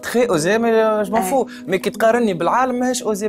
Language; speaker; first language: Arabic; native; Arabic